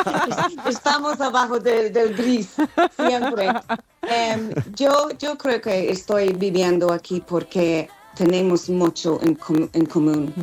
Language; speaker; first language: Spanish; non-native, fluent; English